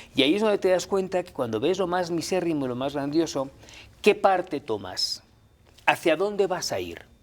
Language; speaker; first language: Spanish; native; Spanish